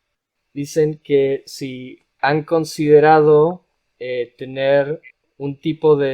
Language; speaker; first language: Spanish; non-native, fluent; English